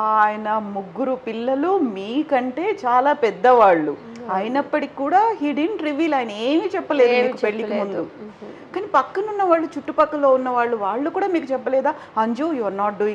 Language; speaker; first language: Telugu; native; Telugu